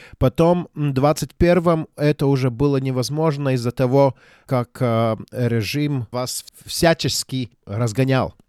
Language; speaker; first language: Russian; non-native, local second language; Latvian